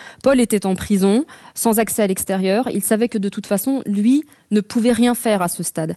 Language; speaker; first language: French; native; French